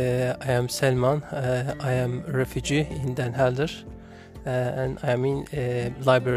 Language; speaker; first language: English; non-native, learner; Turkish